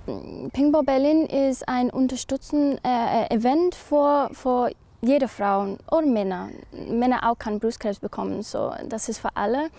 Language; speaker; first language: German; non-native, learner; English